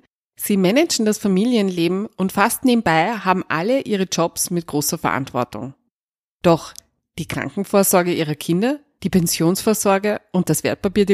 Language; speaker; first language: German; native; German